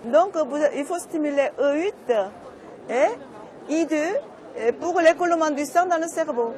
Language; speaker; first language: French; non-native, fluent; Korean